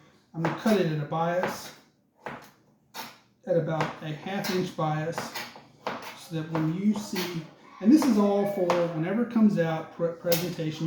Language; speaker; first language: English; native; English